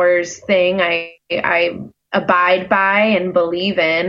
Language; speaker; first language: English; native; English